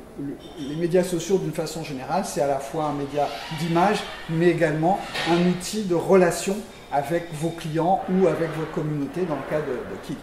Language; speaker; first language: French; native; French